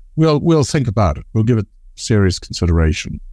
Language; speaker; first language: English; native; English